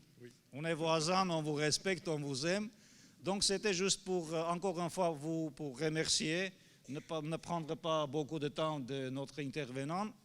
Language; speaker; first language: French; non-native, fluent; Armenian